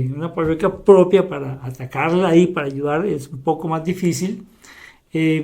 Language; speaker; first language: Spanish; native; Spanish